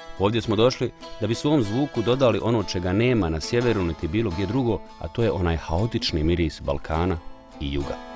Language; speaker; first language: Bosnian; native; Bosnian